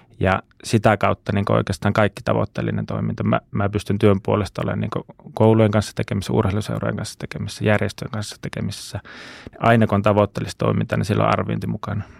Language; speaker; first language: Finnish; native; Finnish